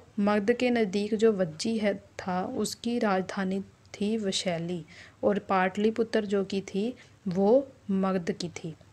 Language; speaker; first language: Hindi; non-native, local second language; Punjabi